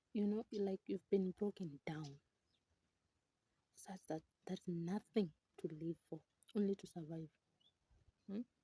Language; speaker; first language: English; non-native, local second language; Swahili